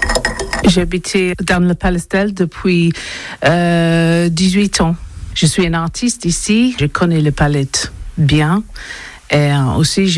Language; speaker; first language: French; non-native, learner; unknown